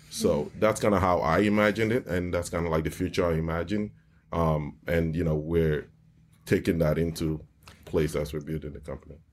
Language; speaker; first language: English; non-native, local second language; Yoruba